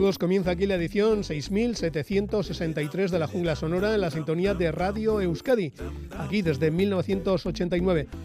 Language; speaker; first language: Spanish; native; Spanish